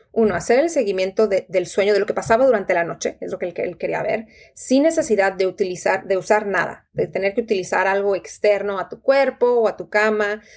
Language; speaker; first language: Spanish; native; Spanish